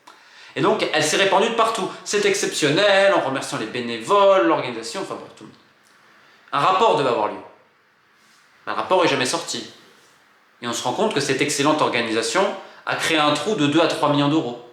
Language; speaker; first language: French; native; French